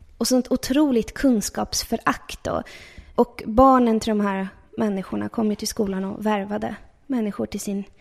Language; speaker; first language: Swedish; early bilingual, other home language; Persian